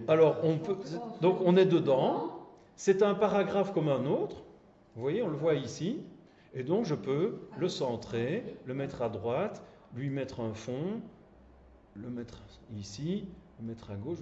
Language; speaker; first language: French; native; French